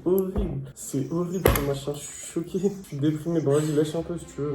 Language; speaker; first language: French; native; French